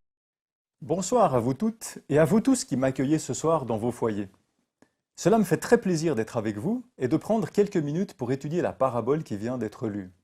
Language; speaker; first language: French; native; French